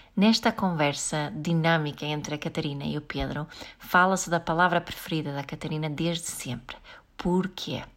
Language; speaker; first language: Portuguese; native; Portuguese